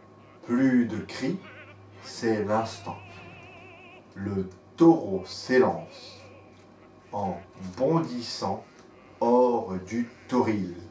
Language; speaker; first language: French; native; French